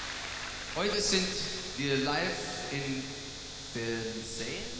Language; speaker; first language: German; non-native, learner; English